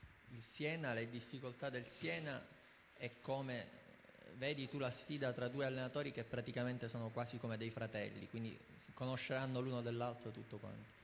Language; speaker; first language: Italian; native; Italian